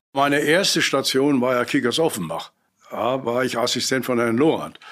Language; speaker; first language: German; native; German